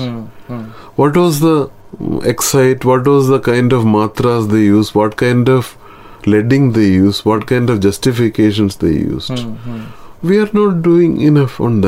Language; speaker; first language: English; non-native, local second language; Malayalam